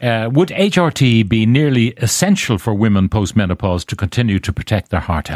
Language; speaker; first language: English; native; English